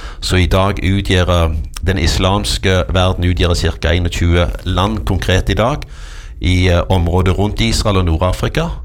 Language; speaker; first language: Norwegian; native; Norwegian